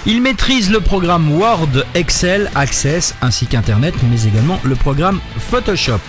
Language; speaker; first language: French; native; French